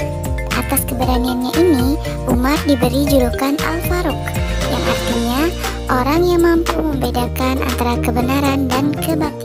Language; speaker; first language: Indonesian; native; Indonesian